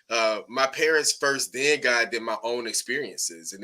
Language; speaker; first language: English; native; English